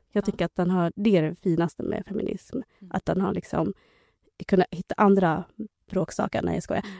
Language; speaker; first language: Swedish; early bilingual, other home language; Somali